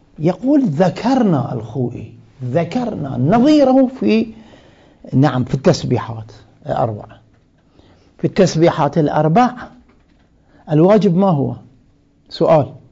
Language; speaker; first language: Arabic; non-native, fluent; Persian